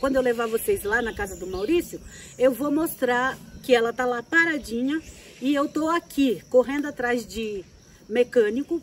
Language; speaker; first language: Portuguese; native; Portuguese